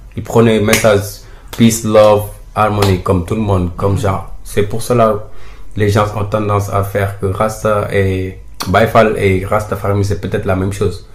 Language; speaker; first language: French; non-native, local second language; Wolof